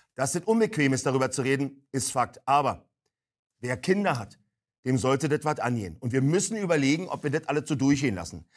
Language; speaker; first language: German; native; German